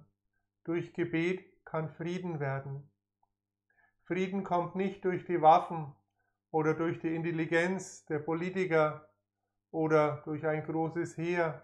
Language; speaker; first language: German; native; German